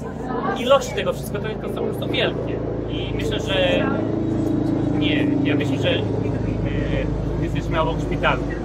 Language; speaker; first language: Polish; early bilingual, heritage; English